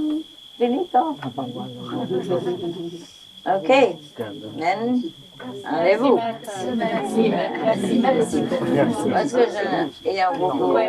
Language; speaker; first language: French; non-native, learner; Vietnamese